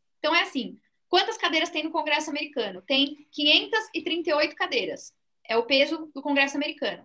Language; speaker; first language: Portuguese; native; Portuguese